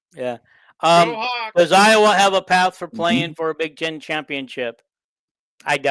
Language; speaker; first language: English; native; English